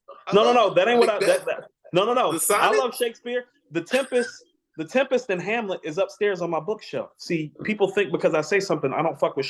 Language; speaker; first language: English; native; English